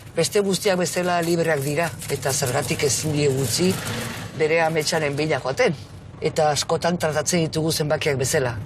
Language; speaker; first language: Basque; early bilingual, heritage; Basque